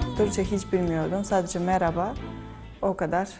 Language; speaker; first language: Turkish; non-native, learner; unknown